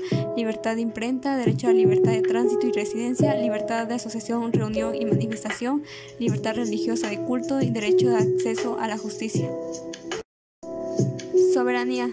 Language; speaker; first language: Spanish; native; Spanish